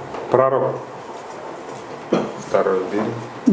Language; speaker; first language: Russian; non-native, learner; Kyrgyz